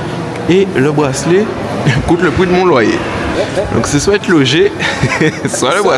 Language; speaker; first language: French; native; French